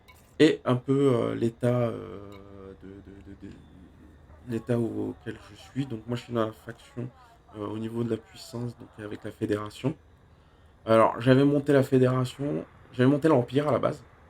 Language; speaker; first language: French; native; French